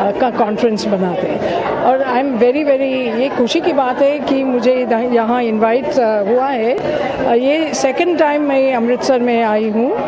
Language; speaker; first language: Hindi; non-native, local second language; Punjabi